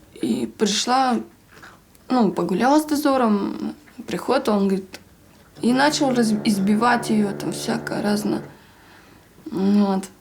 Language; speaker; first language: Russian; native; Russian